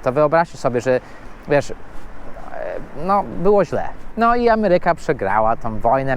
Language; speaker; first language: Polish; non-native, fluent; English